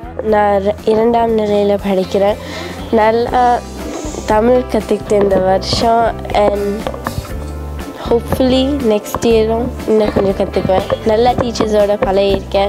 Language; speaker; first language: Tamil; early bilingual, heritage; Tamil